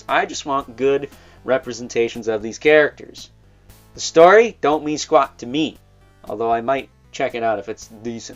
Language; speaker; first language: English; native; English